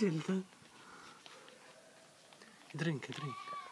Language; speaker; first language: English; non-native, learner; Arabic